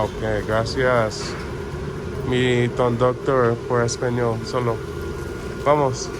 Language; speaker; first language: Spanish; non-native, learner; English